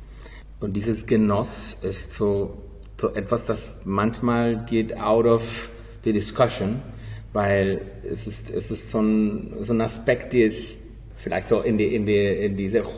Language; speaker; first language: German; non-native, fluent; Spanish